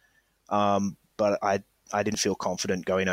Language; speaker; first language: English; native; English